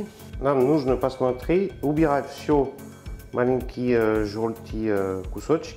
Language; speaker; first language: Russian; non-native, learner; French